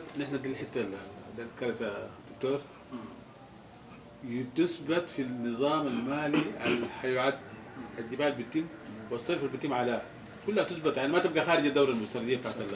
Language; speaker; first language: Arabic; native; Arabic